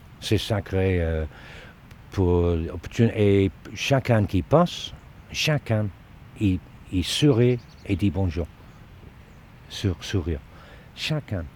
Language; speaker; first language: French; non-native, learner; Dutch